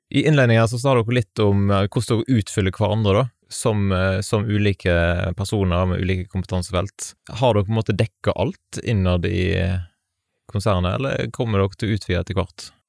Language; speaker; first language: Norwegian; native; Norwegian